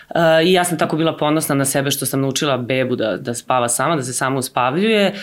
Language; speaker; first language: Serbian; native; Serbian